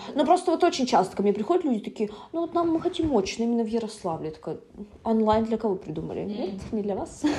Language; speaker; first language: Russian; native; Russian